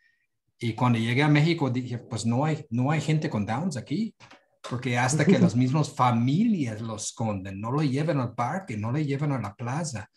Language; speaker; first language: Spanish; non-native, fluent; English